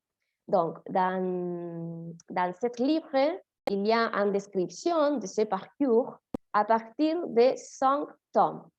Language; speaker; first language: French; non-native, fluent; Spanish